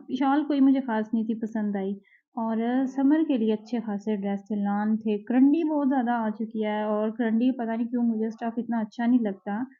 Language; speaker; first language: Urdu; native; Urdu